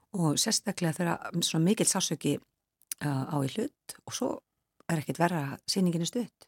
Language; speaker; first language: Icelandic; native; Icelandic